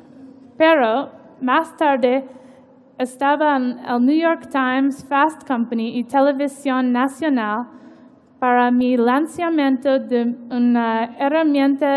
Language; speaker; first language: Spanish; non-native, learner; English